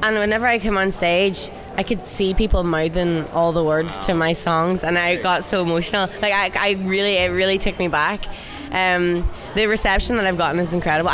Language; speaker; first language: English; native; English